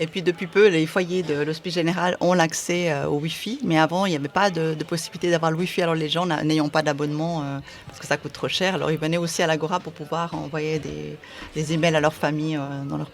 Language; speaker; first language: French; native; French